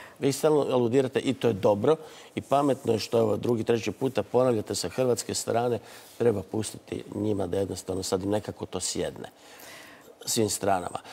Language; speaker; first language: Croatian; native; Croatian